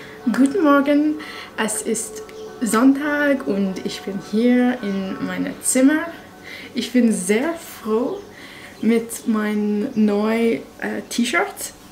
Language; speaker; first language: German; non-native, learner; English